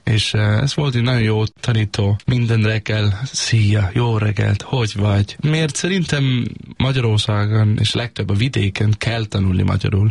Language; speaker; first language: Hungarian; non-native, learner; Danish